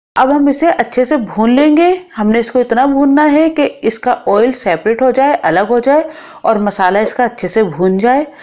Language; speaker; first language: Urdu; native; Urdu